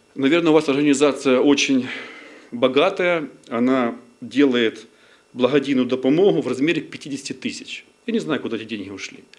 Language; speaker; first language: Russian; non-native, local second language; Ukrainian